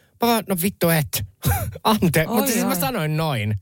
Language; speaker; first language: Finnish; native; Finnish